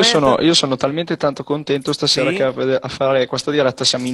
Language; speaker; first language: Italian; native; Italian